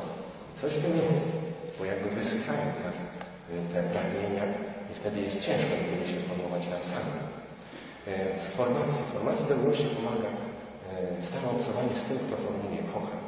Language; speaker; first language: Polish; native; Polish